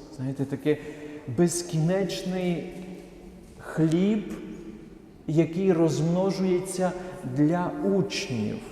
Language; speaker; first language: Ukrainian; native; Ukrainian